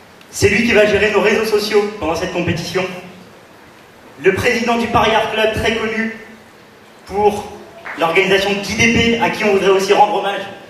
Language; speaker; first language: French; native; French